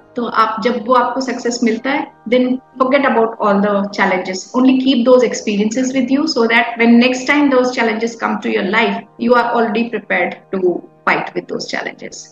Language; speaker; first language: Hindi; native; Hindi